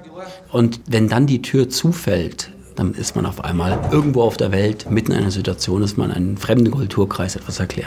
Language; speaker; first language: German; native; German